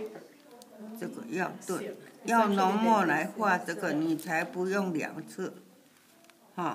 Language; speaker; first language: Chinese; native; Chinese